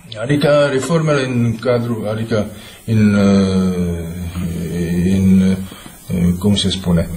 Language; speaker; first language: Romanian; non-native, fluent; Czech